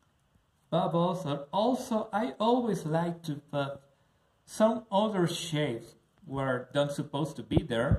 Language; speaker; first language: English; non-native, learner; Spanish